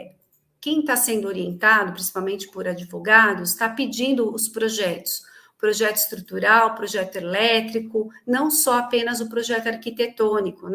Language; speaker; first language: Portuguese; native; Portuguese